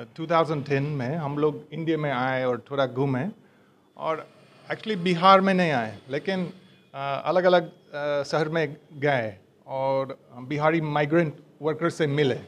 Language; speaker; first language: Hindi; non-native, learner; English